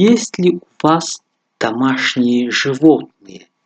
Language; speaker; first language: Russian; non-native, local second language; Tajik